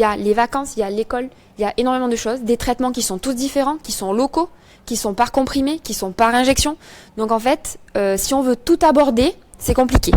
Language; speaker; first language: French; native; French